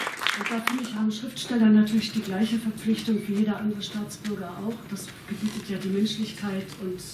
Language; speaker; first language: German; native; German